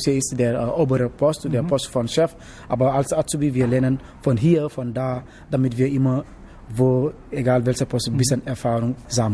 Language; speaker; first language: German; non-native, learner; Wolof